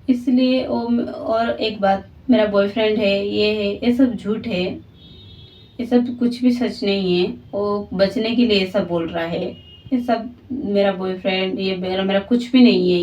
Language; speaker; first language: Hindi; non-native, local second language; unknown